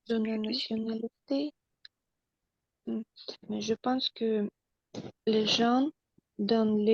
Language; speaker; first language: French; non-native, learner; Russian